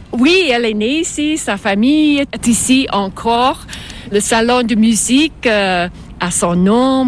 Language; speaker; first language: French; non-native, fluent; English